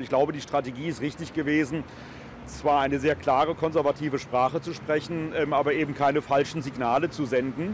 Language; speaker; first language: German; native; German